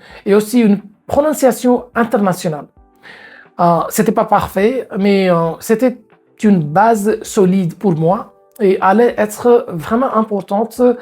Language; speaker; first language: French; non-native, fluent; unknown